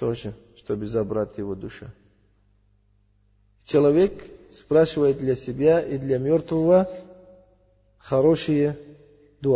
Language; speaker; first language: Russian; non-native, learner; Uzbek